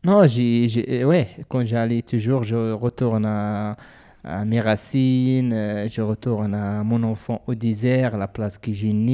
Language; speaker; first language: French; non-native, learner; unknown